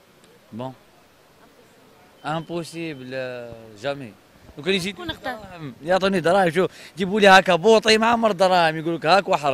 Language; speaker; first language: Arabic; native; Arabic